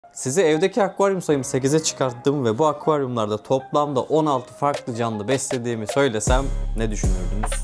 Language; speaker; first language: Turkish; native; Turkish